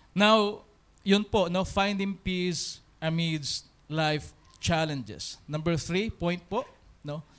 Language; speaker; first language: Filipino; non-native, local second language; Hiligaynon